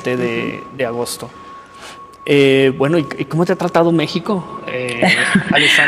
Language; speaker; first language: Spanish; native; Spanish